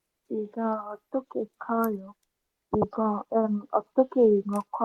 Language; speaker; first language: Korean; non-native, learner; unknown